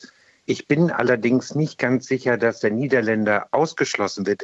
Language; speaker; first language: German; native; German